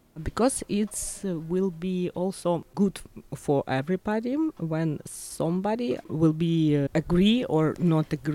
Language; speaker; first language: English; non-native, learner; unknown